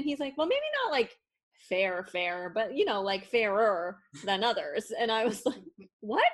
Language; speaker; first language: English; non-native, fluent; Spanish